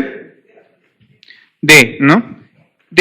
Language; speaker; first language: Spanish; native; Spanish